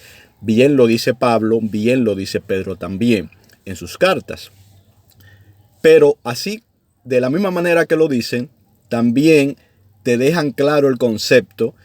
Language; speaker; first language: Spanish; native; Spanish